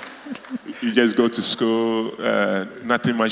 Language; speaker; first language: English; non-native, local second language; Ga